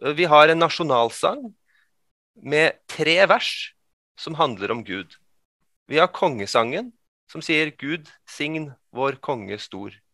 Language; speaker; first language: Norwegian; early bilingual, other home language; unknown